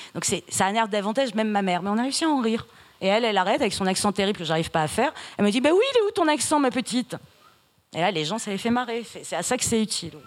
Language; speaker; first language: French; early bilingual, other home language; Persian